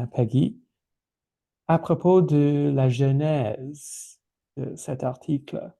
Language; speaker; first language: French; non-native, fluent; English